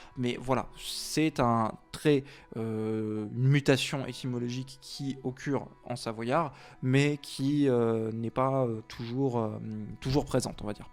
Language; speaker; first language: French; native; French